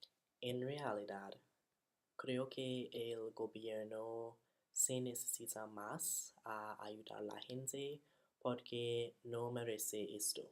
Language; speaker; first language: Spanish; non-native, learner; English